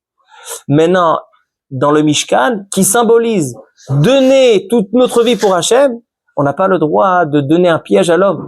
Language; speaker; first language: French; native; French